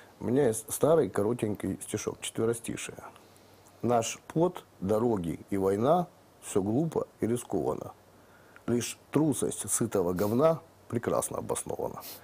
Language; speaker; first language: Russian; native; Russian